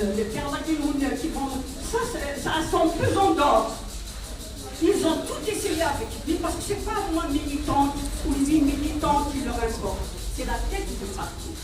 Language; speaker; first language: French; non-native, local second language; Kabyle